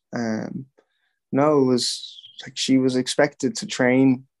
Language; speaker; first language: English; native; English